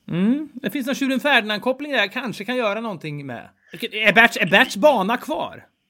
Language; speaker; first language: Swedish; native; Swedish